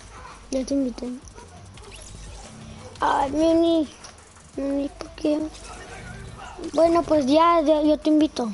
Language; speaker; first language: Spanish; native; Spanish